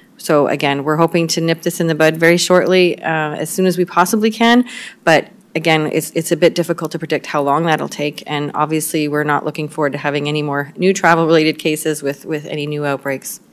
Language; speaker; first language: English; native; English